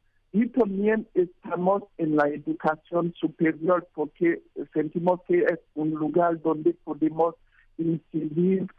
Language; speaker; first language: Spanish; non-native, fluent; Haitian Creole